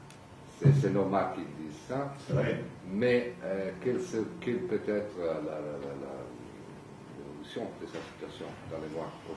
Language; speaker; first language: French; non-native, fluent; Italian